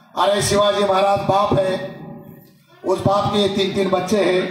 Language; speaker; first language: Hindi; non-native, local second language; Marathi